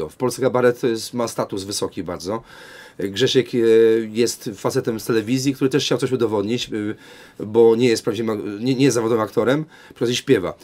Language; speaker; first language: Polish; native; Polish